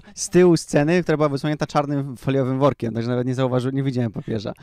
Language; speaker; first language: Polish; native; Polish